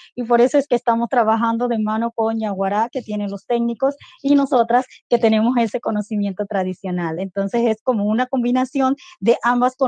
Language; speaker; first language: Spanish; non-native, local second language; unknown